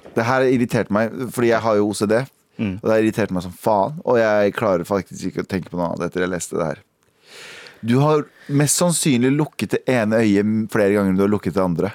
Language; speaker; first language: Norwegian; early bilingual, other home language; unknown